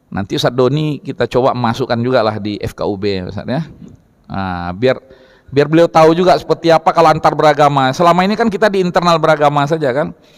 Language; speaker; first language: Indonesian; non-native, local second language; Minangkabau